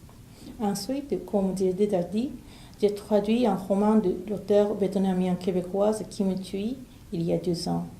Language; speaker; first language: French; non-native, fluent; Japanese